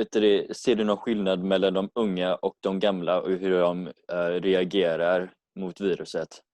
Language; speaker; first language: Swedish; non-native, learner; English